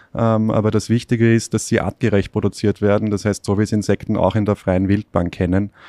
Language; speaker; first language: German; native; German